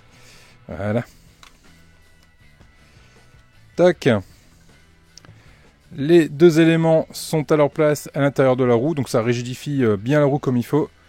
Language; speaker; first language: French; native; French